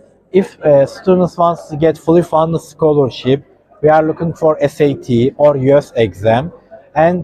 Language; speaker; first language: English; non-native, fluent; Turkish